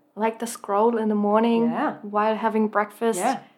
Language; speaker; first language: English; non-native, fluent; German